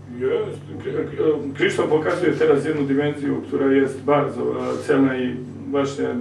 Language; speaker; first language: Polish; non-native, learner; Serbian